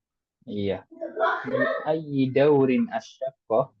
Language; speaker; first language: Arabic; non-native, fluent; Indonesian